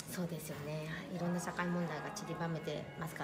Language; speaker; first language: Japanese; native; Japanese